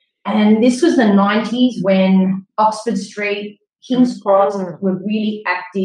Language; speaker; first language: English; native; English